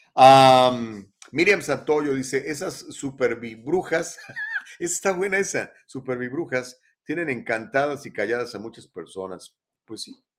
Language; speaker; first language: Spanish; native; Spanish